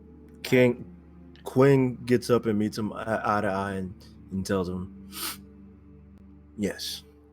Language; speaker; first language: English; native; English